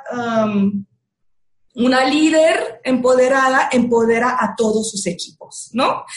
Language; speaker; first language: Spanish; non-native, fluent; Romanian